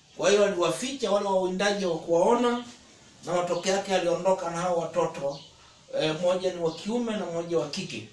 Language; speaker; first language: Swahili; non-native, local second language; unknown